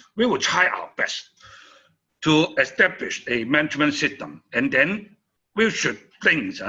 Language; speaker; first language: English; non-native, learner; Chinese